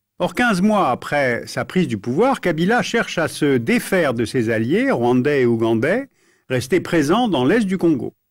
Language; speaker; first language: French; native; French